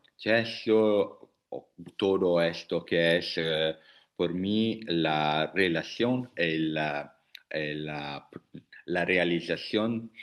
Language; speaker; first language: Spanish; non-native, learner; Italian